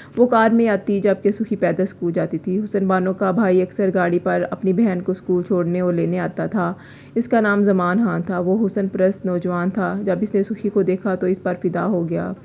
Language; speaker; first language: Urdu; native; Urdu